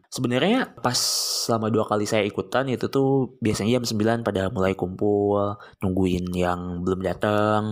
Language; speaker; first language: Indonesian; non-native, local second language; Sundanese